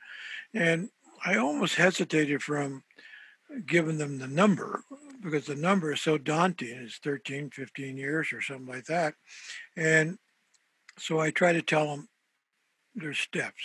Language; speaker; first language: English; early bilingual, other home language; Spanish